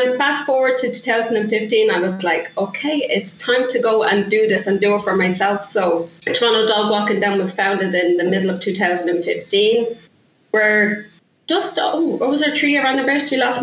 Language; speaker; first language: English; native; English